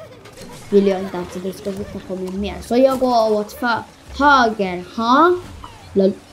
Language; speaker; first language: Swedish; early bilingual, other home language; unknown